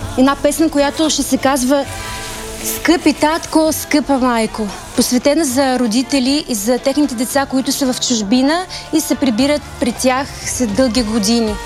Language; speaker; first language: Bulgarian; early bilingual, heritage; Bulgarian